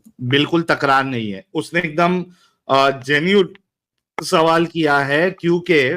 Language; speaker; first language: Hindi; native; Hindi